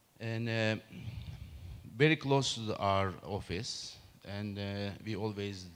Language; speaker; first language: English; non-native, learner; Turkish